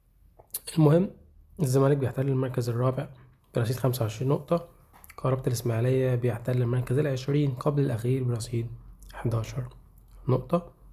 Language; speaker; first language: Arabic; native; Arabic